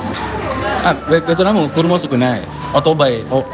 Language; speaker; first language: Japanese; non-native, learner; Indonesian